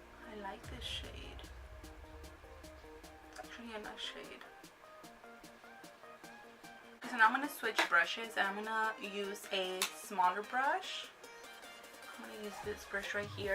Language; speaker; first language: English; native; English